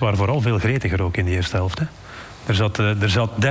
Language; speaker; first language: Dutch; native; Dutch